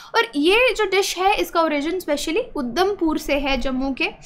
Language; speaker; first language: Hindi; native; Hindi